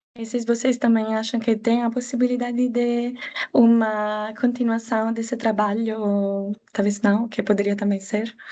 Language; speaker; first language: Portuguese; non-native, fluent; Italian